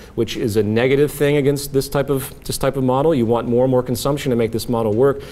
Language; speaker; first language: English; native; English